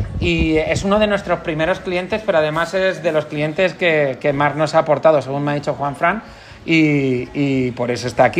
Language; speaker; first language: Spanish; non-native, learner; Portuguese